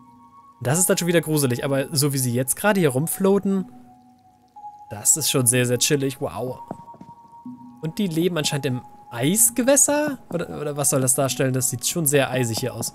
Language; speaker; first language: German; native; German